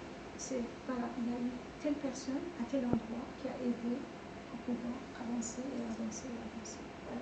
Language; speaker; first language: French; non-native, fluent; Persian